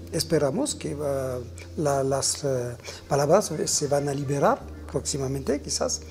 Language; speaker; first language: Spanish; non-native, fluent; French